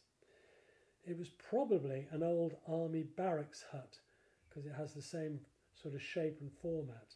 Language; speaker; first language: English; native; English